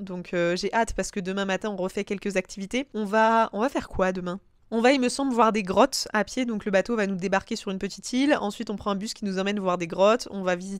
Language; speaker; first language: French; native; French